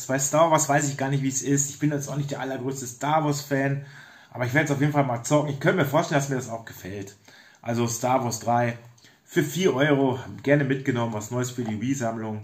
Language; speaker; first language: German; native; German